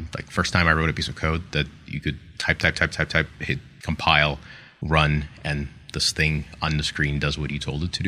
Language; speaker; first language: English; non-native, fluent; Ukrainian